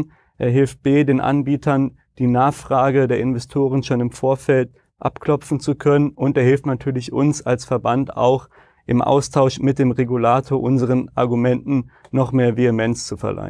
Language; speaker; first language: German; native; German